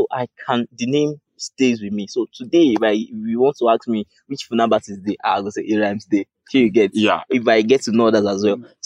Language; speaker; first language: English; non-native, local second language; Yoruba